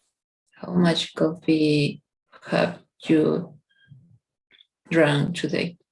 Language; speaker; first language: English; non-native, learner; Spanish